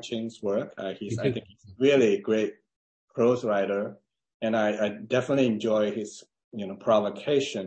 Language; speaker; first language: English; non-native, fluent; Chinese